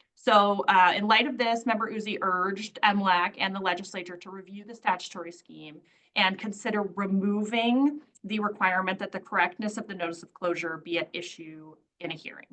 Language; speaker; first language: English; native; English